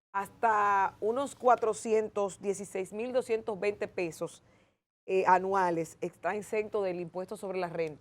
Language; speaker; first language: Spanish; native; Spanish